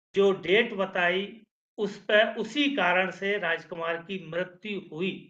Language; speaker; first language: Hindi; native; Hindi